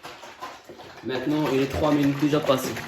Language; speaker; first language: French; non-native, local second language; Arabic